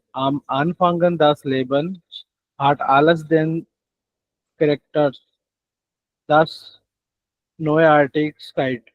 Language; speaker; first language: German; non-native, learner; Hindi